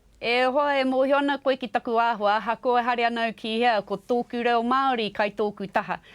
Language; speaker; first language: Māori; non-native, local second language; English